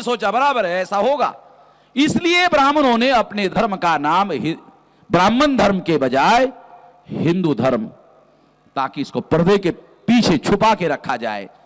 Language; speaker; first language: Hindi; non-native, local second language; Marathi